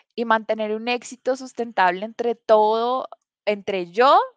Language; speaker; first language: Spanish; native; Spanish